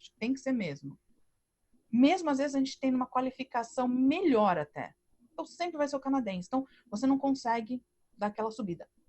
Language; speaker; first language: Portuguese; native; Portuguese